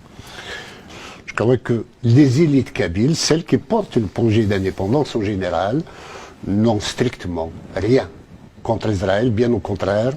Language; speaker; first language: French; non-native, local second language; Kabyle